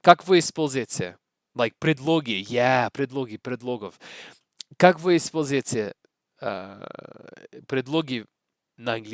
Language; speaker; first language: Russian; non-native, learner; English